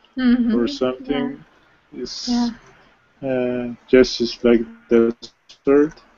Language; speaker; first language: English; non-native, learner; Spanish